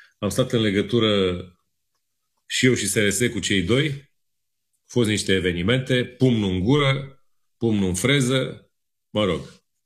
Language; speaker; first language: Romanian; native; Romanian